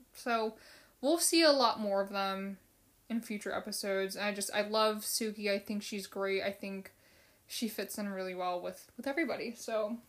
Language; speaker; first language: English; early bilingual, other home language; Filipino